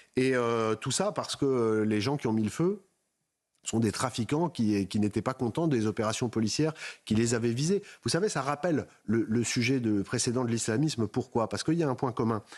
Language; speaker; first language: French; native; French